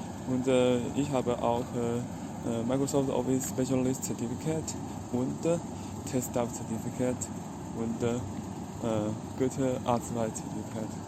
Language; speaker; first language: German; non-native, learner; Chinese